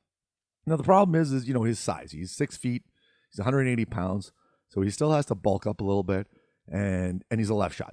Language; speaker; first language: English; native; English